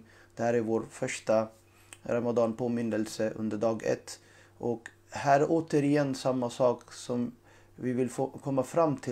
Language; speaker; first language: Swedish; non-native, fluent; Urdu